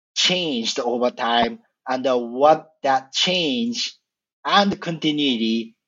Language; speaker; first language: English; non-native, fluent; Japanese